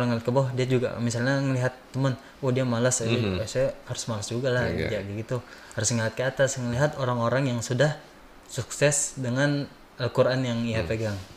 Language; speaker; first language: Indonesian; native; Indonesian